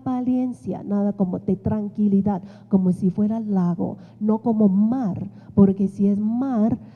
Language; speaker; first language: Spanish; non-native, fluent; Chinese